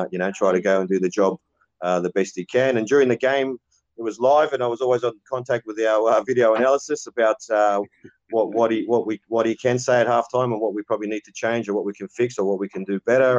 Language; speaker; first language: English; native; English